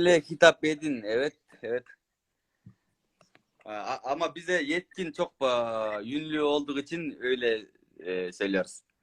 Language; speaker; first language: Turkish; non-native, learner; Kyrgyz